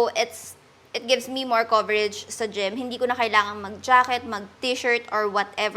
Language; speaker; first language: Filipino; native; Filipino